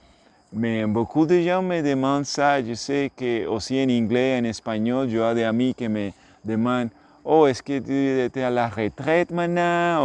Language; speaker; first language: French; non-native, learner; English